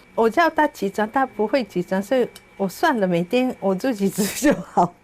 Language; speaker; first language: Chinese; non-native, fluent; Japanese